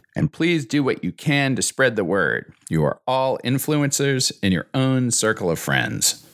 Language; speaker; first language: English; native; English